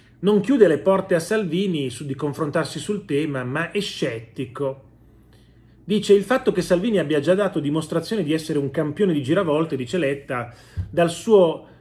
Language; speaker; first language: Italian; native; Italian